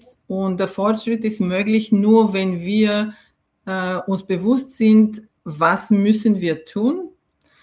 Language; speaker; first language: German; non-native, fluent; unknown